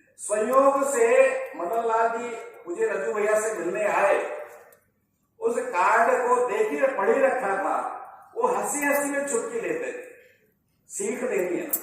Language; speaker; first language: Hindi; native; Hindi